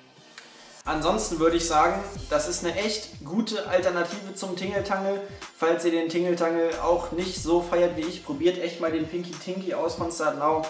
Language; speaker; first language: German; native; German